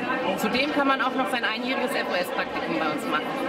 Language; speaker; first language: German; native; German